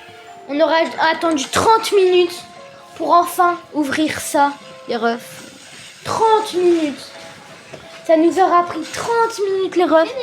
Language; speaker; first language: French; native; French